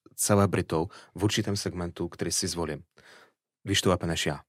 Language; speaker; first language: Czech; early bilingual, other home language; Russian